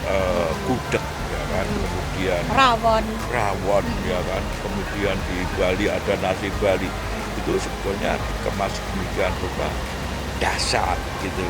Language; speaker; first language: Indonesian; native; Indonesian